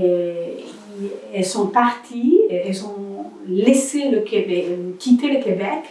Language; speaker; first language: French; non-native, learner; Spanish